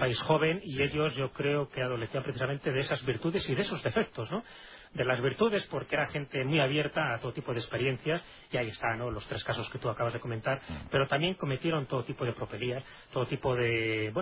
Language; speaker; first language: Spanish; native; Spanish